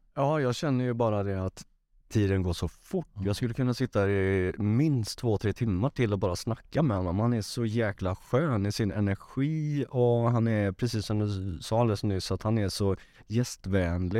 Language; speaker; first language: Swedish; native; Swedish